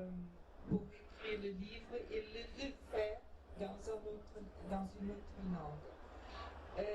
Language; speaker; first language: French; non-native, fluent; Portuguese